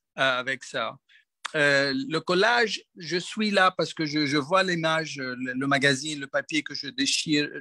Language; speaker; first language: French; non-native, local second language; Arabic